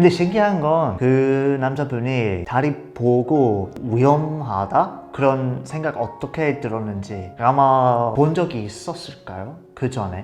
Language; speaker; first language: Korean; non-native, fluent; English